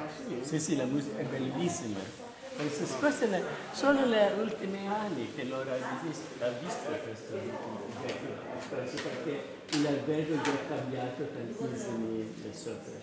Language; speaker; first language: Italian; non-native, learner; English